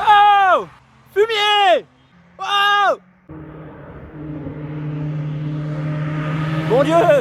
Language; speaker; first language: French; native; French